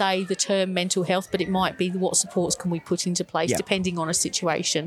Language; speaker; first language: English; native; English